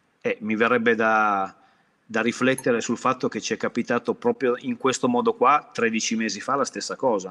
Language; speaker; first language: Italian; native; Italian